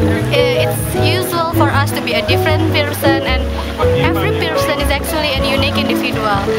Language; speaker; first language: English; non-native, local second language; Indonesian